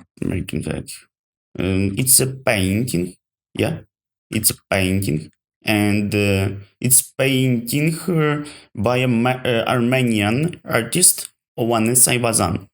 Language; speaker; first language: English; non-native, learner; Ukrainian